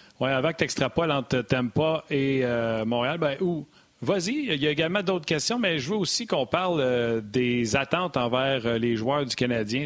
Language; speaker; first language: French; native; French